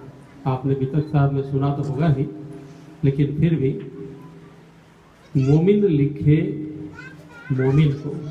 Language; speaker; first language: Hindi; non-native, local second language; Gujarati